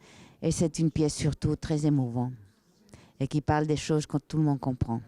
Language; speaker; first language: French; non-native, fluent; Spanish